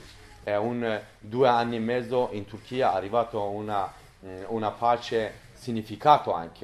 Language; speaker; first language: Italian; non-native, learner; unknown